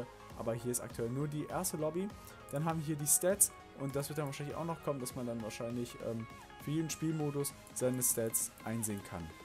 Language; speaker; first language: German; native; German